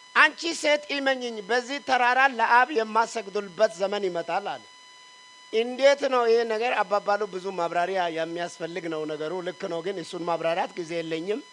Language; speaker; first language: Amharic; non-native, local second language; Wolaytta